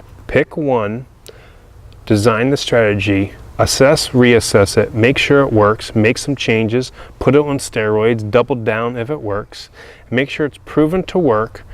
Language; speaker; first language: English; native; English